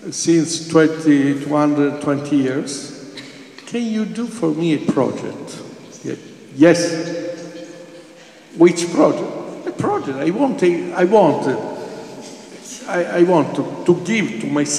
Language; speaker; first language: English; non-native, fluent; Italian